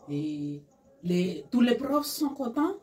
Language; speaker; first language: French; non-native, local second language; Malagasy